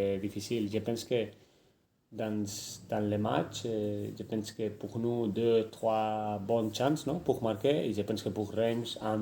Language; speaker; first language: French; non-native, fluent; Spanish